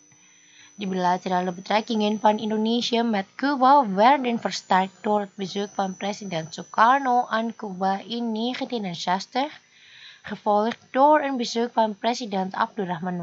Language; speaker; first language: Dutch; non-native, fluent; Indonesian